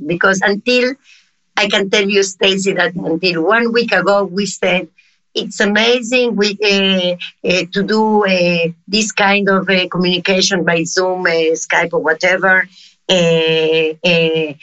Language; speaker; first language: English; non-native, fluent; Spanish